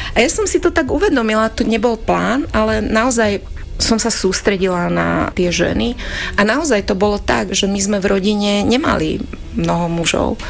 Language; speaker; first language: Slovak; non-native, local second language; Hungarian